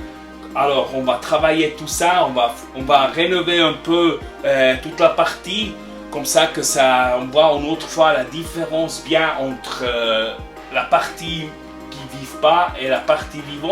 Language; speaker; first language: French; non-native, learner; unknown